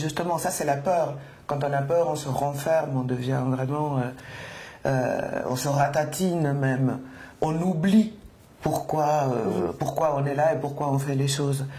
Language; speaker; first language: French; non-native, fluent; Spanish